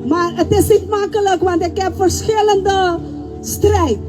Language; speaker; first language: Dutch; non-native, local second language; Papiamento